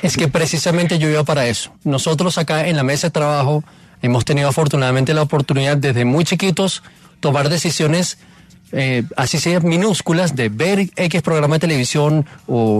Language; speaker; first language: Spanish; native; Spanish